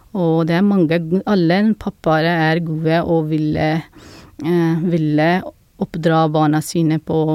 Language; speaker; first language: Norwegian; non-native, fluent; Urdu